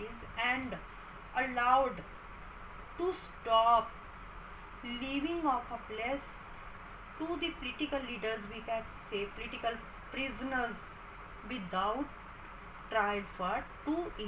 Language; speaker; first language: English; non-native, local second language; Hindi